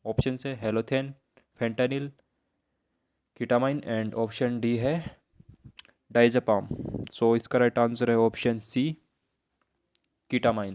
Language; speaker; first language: Hindi; native; Hindi